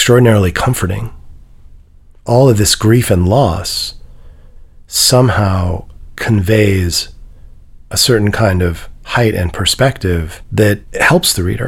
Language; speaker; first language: English; native; English